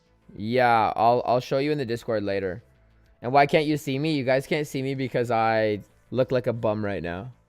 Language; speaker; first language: English; native; English